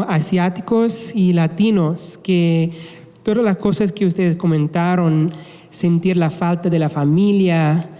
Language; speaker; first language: Spanish; non-native, fluent; English